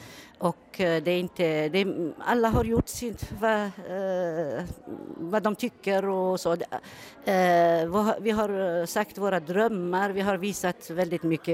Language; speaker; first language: Swedish; non-native, fluent; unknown